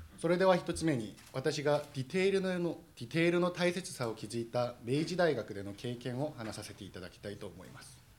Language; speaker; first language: Japanese; non-native, fluent; Korean